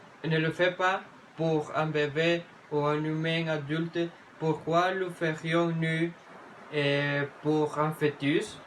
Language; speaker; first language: French; non-native, learner; Spanish